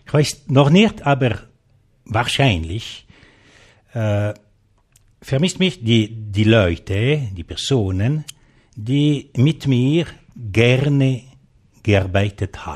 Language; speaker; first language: German; non-native, local second language; French